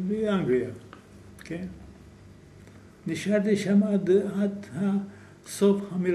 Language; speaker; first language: Hebrew; non-native, fluent; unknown